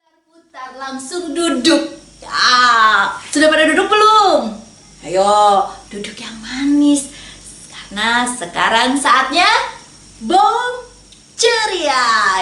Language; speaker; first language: Indonesian; native; Indonesian